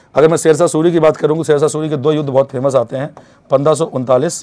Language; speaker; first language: Hindi; native; Hindi